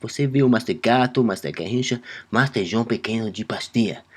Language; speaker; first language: Portuguese; non-native, learner; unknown